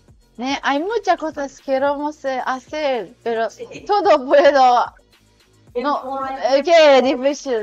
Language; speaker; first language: Spanish; non-native, learner; Japanese